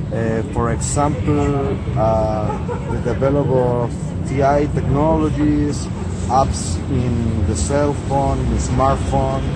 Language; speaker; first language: English; non-native, learner; Spanish